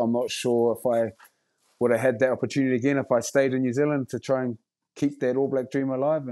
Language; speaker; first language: English; native; English